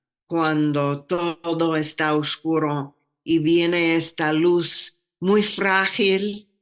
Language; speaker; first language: Spanish; non-native, fluent; English